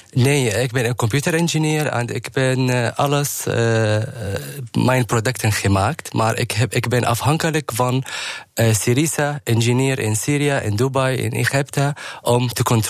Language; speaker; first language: Dutch; non-native, learner; Arabic